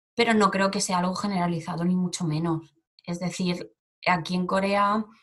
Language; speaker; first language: Spanish; native; Spanish